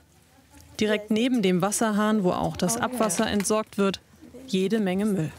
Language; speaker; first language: German; native; German